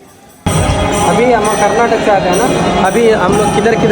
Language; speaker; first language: Hindi; non-native, local second language; Kannada